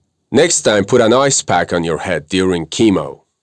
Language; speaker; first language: English; non-native, fluent; Persian